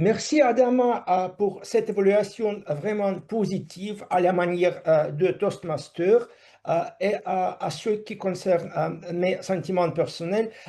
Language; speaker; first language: French; non-native, fluent; Russian